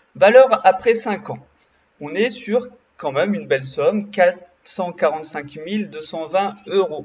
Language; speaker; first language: French; native; French